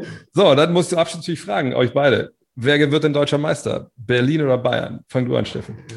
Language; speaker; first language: German; native; German